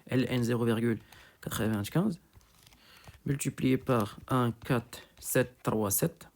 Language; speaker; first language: French; non-native, local second language; Arabic